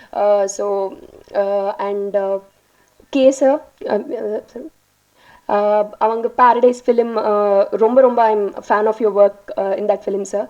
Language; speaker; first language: Tamil; non-native, learner; Telugu